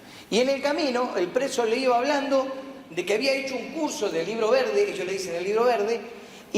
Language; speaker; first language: Spanish; native; Spanish